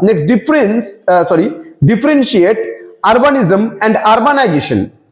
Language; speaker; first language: English; non-native, local second language; Bangla